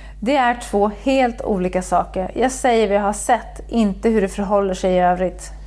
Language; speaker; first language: Swedish; native; Swedish